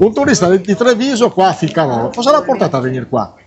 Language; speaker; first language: Italian; native; Italian